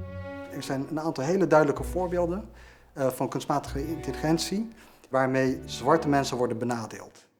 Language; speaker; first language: Dutch; native; Dutch